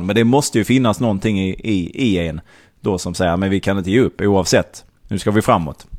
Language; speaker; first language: Swedish; native; Swedish